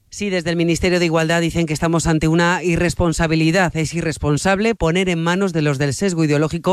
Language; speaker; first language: Spanish; native; Spanish